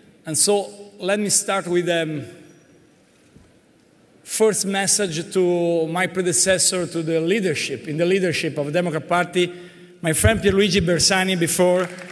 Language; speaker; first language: English; non-native, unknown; Italian